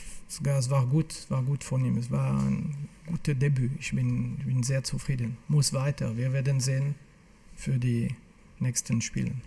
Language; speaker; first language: German; non-native, fluent; French